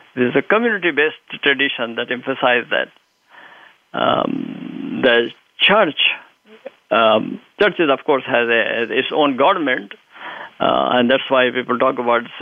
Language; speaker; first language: English; non-native, local second language; Urdu